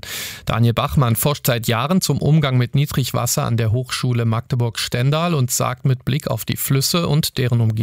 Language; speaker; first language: German; native; German